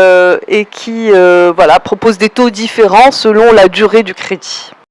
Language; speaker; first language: French; non-native, local second language; Arabic